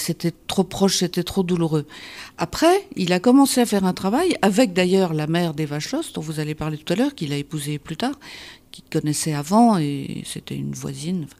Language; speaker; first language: French; native; French